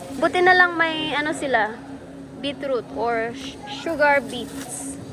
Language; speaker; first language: Filipino; native; Filipino